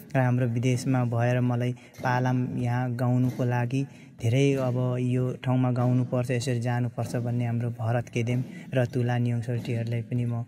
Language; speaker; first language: Nepali; non-native, local second language; Limbu